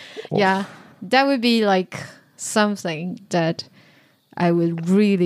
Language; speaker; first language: English; non-native, fluent; Chinese